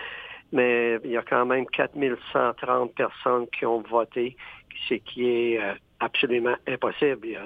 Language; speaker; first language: French; native; French